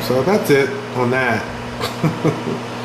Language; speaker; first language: English; native; English